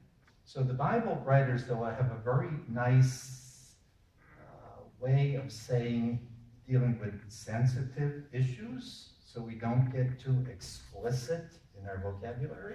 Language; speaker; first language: English; native; English